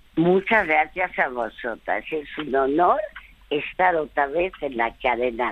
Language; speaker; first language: Spanish; early bilingual, other home language; French